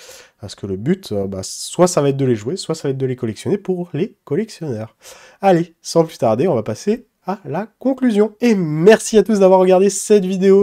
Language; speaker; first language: French; native; French